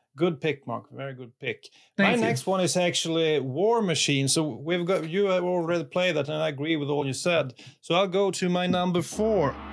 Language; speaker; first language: English; non-native, fluent; Swedish